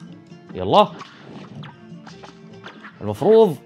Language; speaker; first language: Arabic; native; Arabic